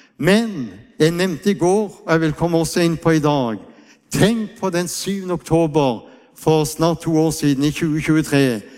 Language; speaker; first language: Norwegian; native; Norwegian